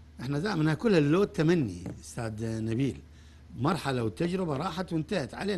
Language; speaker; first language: Arabic; native; Arabic